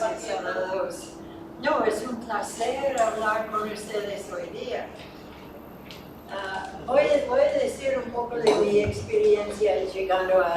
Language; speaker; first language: Spanish; non-native, fluent; English